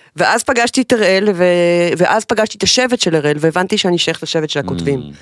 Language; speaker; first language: Hebrew; native; Hebrew